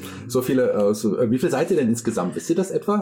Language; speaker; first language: German; native; German